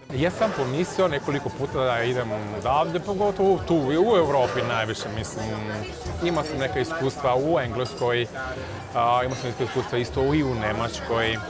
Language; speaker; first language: Serbian; early bilingual, heritage; Serbian